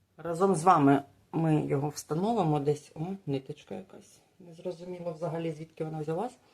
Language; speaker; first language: Ukrainian; non-native, local second language; Russian